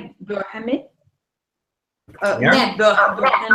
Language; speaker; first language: Albanian; non-native, learner; Russian